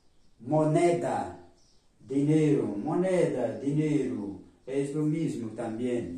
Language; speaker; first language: Spanish; non-native, fluent; Portuguese